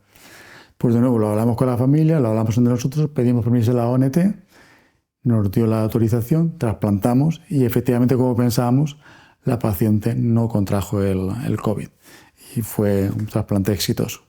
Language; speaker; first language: Spanish; native; Spanish